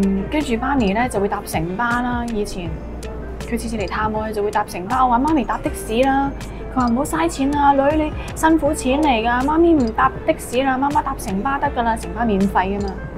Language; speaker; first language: Cantonese; early bilingual, heritage; Cantonese